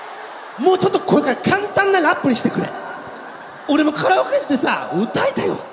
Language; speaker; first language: Japanese; native; Japanese